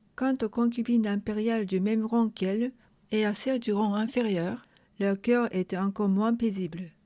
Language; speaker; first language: French; non-native, fluent; Japanese